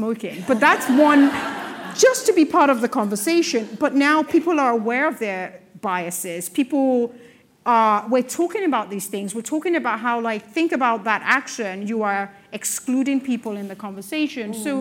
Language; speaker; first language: English; non-native, local second language; Yoruba